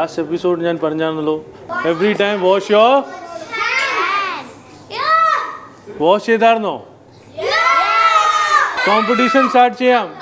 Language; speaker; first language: Malayalam; non-native, learner; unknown